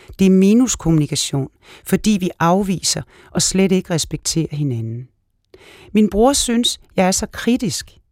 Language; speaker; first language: Danish; native; Danish